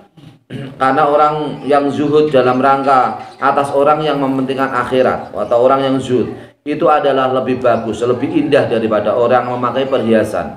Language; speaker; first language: Indonesian; native; Indonesian